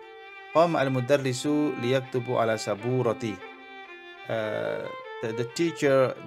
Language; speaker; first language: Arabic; non-native, fluent; Indonesian